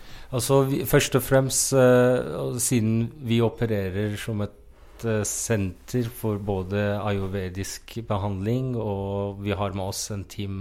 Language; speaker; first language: Norwegian; non-native, fluent; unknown